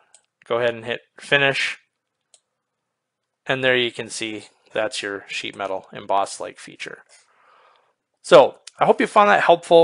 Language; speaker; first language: English; native; English